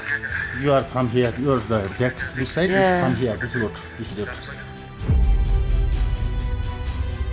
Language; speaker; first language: English; non-native, learner; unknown